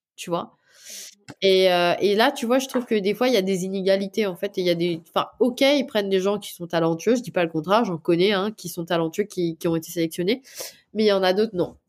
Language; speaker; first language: French; non-native, local second language; Morisyen